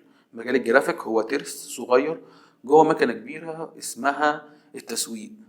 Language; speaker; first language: Arabic; native; Arabic